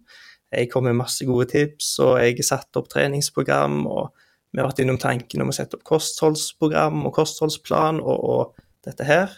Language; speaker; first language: Norwegian; native; Norwegian